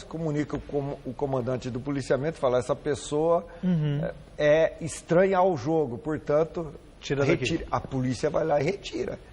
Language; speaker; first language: Portuguese; native; Portuguese